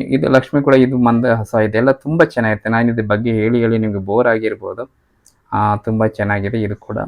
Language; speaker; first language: Kannada; non-native, local second language; Telugu